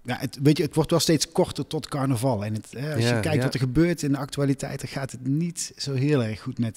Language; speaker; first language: Dutch; native; Dutch